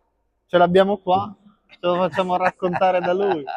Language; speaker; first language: Italian; native; Italian